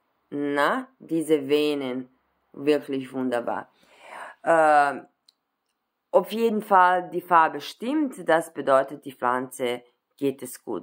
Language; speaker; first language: German; non-native, fluent; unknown